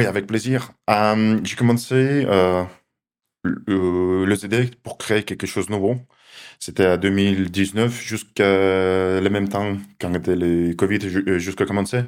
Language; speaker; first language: French; non-native, learner; Russian